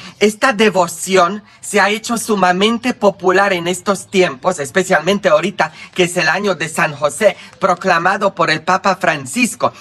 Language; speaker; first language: Spanish; non-native, fluent; Polish